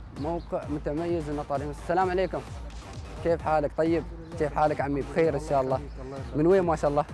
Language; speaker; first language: Arabic; native; Arabic